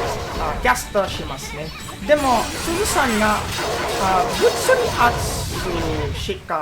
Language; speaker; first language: Japanese; non-native, learner; Filipino